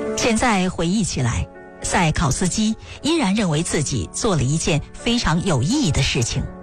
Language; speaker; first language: Chinese; native; Chinese